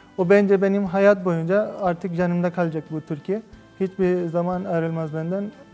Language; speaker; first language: Turkish; non-native, learner; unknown